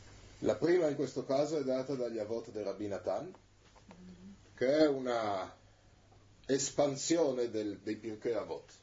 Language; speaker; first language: Italian; native; Italian